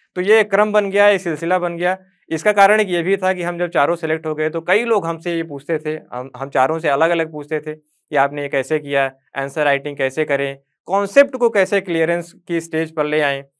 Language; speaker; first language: Hindi; native; Hindi